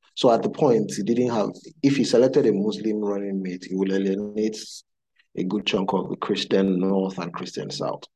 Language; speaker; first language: English; non-native, local second language; Yoruba